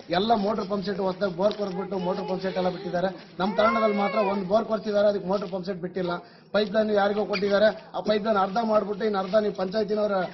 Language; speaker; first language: Kannada; non-native, local second language; Lambadi